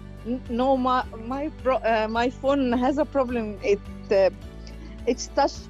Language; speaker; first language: English; non-native, learner; Arabic